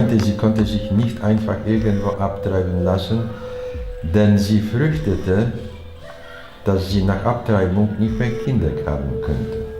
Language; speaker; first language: German; non-native, learner; Chinese